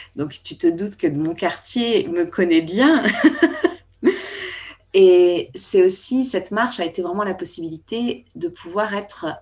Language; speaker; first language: French; native; French